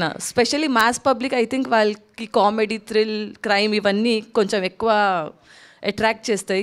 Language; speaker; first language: Telugu; non-native, local second language; Hindi